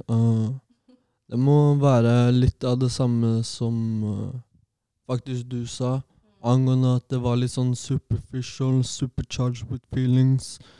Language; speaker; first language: Norwegian; native; Norwegian